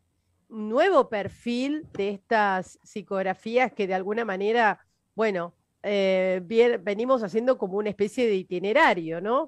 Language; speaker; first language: Spanish; native; Spanish